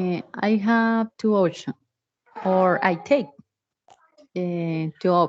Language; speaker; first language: English; non-native, learner; Spanish